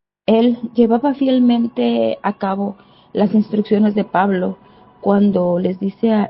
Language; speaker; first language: Spanish; native; Spanish